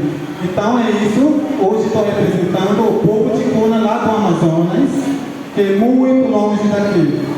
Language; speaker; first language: Portuguese; non-native, local second language; Ticuna